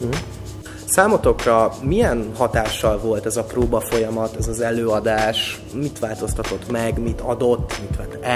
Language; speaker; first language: Hungarian; native; Hungarian